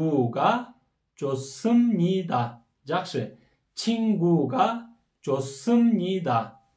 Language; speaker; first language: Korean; non-native, fluent; Kyrgyz